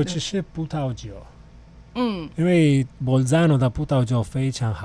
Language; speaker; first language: Chinese; non-native, fluent; Italian